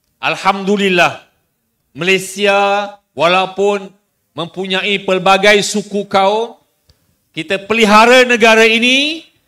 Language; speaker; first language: Malay; native; Malay